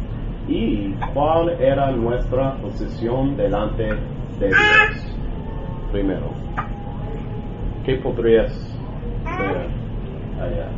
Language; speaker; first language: Spanish; non-native, learner; English